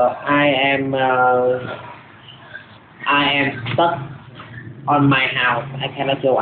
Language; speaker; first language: English; non-native, learner; Vietnamese